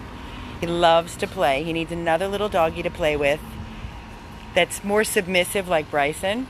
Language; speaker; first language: English; native; English